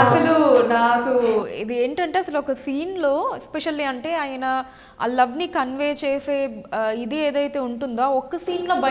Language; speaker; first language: Telugu; native; Telugu